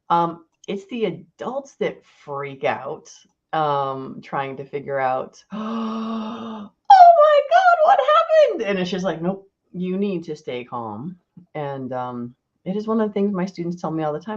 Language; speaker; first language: English; native; English